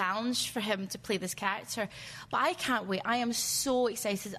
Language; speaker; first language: English; native; English